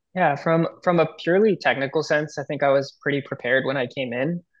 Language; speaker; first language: English; native; English